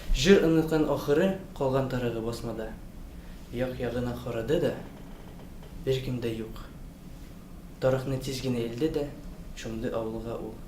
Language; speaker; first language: Tatar; non-native, learner; Russian